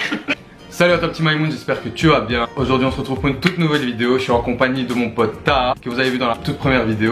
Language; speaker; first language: French; native; French